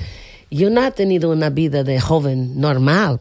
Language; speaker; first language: Spanish; non-native, fluent; English